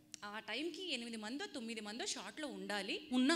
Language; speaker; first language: Telugu; native; Telugu